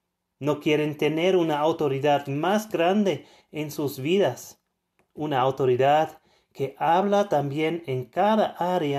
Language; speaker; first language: Spanish; non-native, fluent; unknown